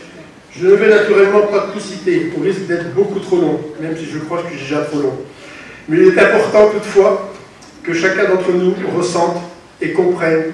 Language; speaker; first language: French; native; French